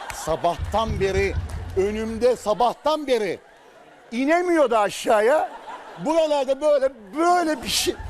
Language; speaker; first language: Turkish; native; Turkish